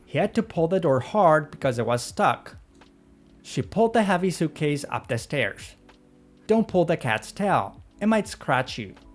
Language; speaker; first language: English; non-native, fluent; Polish